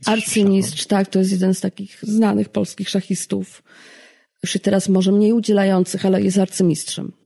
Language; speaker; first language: Polish; native; Polish